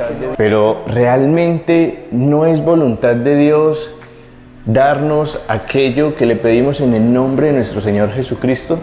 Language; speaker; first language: Spanish; native; Spanish